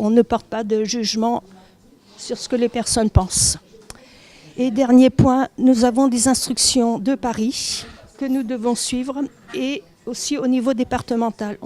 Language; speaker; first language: French; native; French